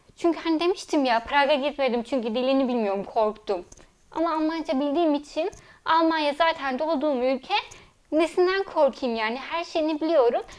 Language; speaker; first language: Turkish; early bilingual, heritage; Turkish